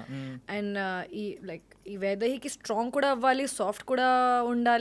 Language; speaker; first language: Telugu; non-native, learner; Hindi